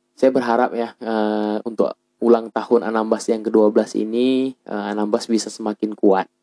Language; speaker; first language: Indonesian; native; Indonesian